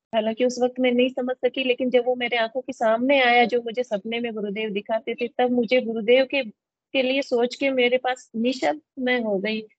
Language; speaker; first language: Hindi; native; Hindi